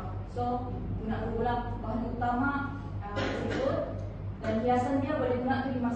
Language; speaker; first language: Malay; native; Malay